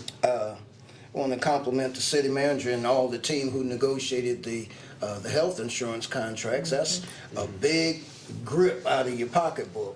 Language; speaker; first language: English; native; English